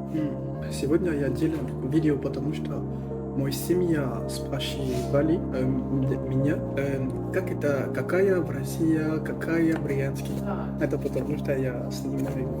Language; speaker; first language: Russian; non-native, learner; French